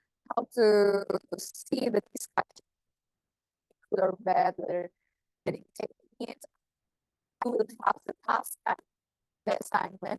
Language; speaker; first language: English; non-native, fluent; Indonesian